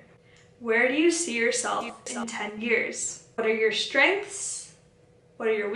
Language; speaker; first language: English; native; English